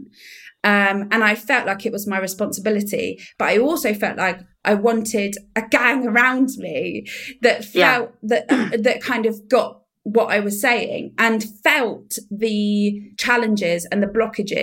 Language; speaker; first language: English; native; English